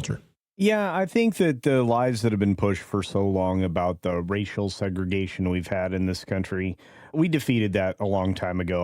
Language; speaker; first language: English; native; English